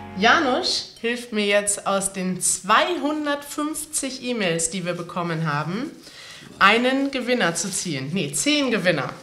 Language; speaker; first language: German; native; German